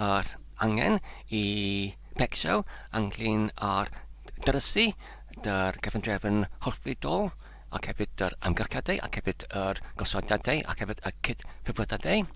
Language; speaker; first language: Welsh; non-native, learner; Polish